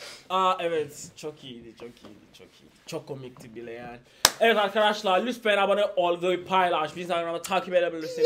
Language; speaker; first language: Turkish; non-native, fluent; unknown